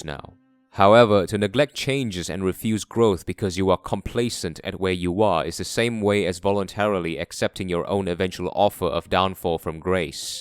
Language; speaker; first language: English; non-native, fluent; Korean